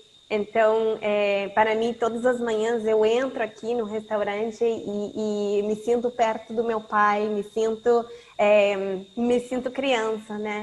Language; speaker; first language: Portuguese; non-native, fluent; Spanish